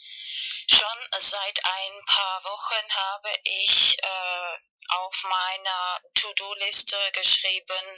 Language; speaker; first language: German; non-native, fluent; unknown